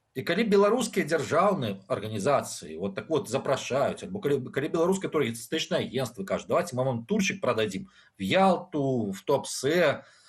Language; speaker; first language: Belarusian; non-native, local second language; Russian